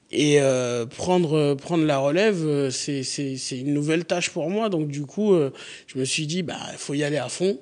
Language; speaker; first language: French; native; French